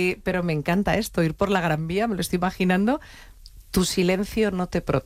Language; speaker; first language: Spanish; native; Spanish